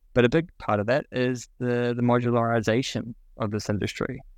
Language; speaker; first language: English; native; English